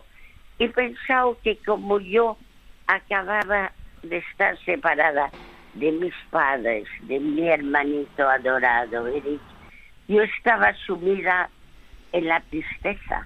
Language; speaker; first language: Spanish; early bilingual, other home language; French